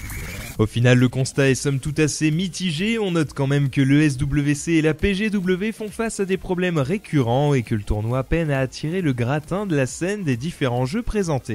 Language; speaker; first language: French; native; French